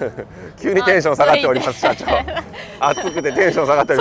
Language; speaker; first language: Japanese; native; Japanese